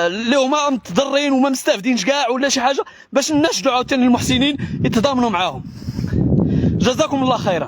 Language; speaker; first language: Arabic; native; Arabic